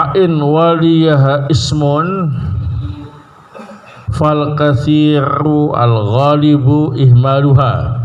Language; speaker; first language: Arabic; non-native, fluent; Indonesian